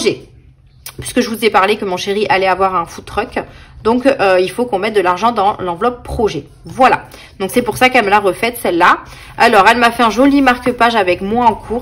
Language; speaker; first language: French; native; French